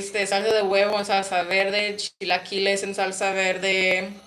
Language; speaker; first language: Spanish; non-native, learner; English